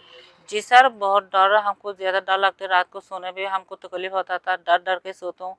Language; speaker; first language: Hindi; non-native, learner; Rohingya